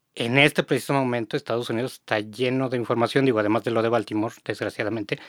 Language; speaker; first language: Spanish; native; Spanish